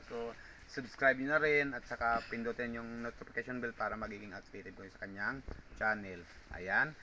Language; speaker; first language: Filipino; native; Filipino